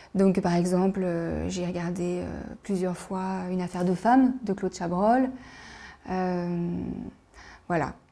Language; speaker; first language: French; native; French